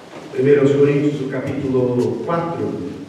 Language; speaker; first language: Portuguese; native; Portuguese